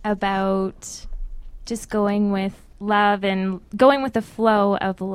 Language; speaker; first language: English; native; English